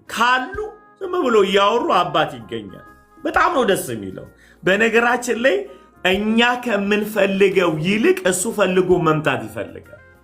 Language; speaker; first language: Amharic; non-native, fluent; Somali